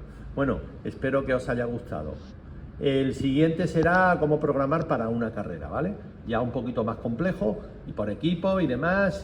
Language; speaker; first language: Spanish; native; Spanish